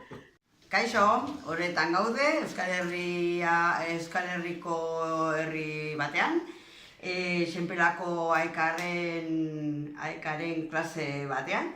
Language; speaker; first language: Basque; non-native, learner; Spanish